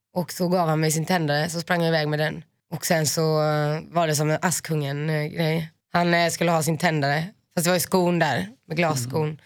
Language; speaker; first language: Swedish; native; Swedish